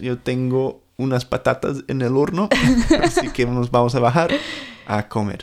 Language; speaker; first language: Spanish; non-native, fluent; English